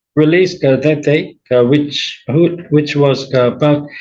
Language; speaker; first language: English; non-native, fluent; Korean